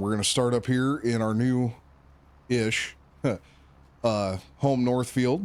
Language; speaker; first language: English; native; English